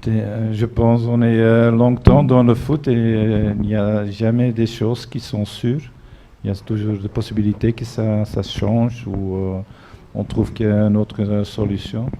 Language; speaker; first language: French; non-native, fluent; Dutch